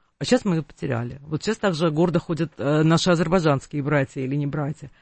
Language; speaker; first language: Russian; non-native, local second language; Armenian